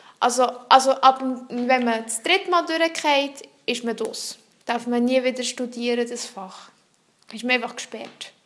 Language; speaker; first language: German; non-native, local second language; French